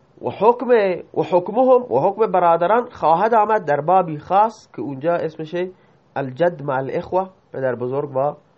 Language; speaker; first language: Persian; non-native, local second language; Baluchi